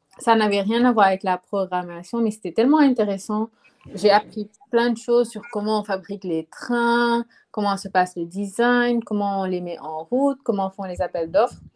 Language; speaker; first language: French; non-native, local second language; Wolof